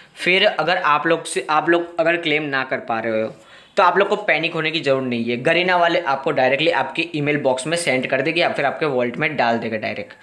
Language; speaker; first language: Hindi; non-native, local second language; Gujarati